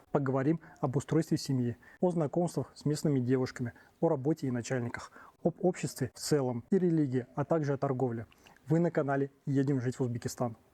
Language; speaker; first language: Russian; native; Russian